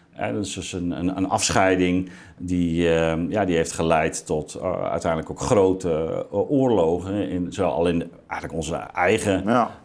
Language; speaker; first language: Dutch; native; Dutch